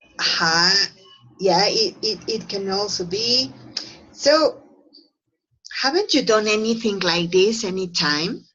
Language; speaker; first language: English; non-native, fluent; Spanish